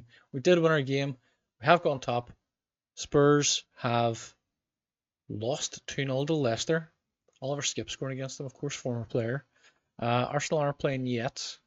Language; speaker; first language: English; native; English